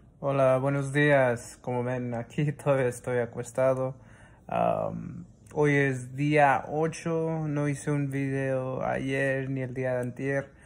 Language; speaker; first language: Spanish; early bilingual, heritage; Spanish